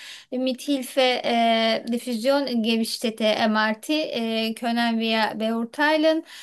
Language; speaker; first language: German; non-native, learner; Turkish